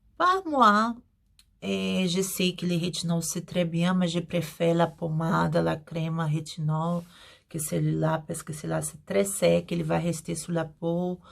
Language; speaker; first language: French; non-native, learner; Portuguese